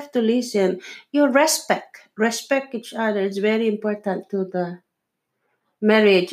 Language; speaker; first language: English; non-native, local second language; Filipino